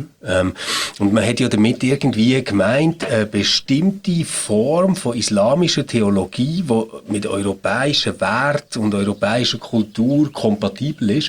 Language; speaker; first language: German; native; German